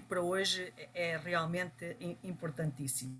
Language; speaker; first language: Portuguese; early bilingual, other home language; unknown